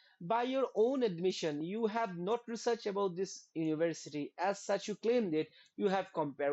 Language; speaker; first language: English; non-native, local second language; Bangla